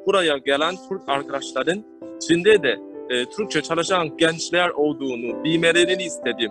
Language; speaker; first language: Turkish; non-native, fluent; Chinese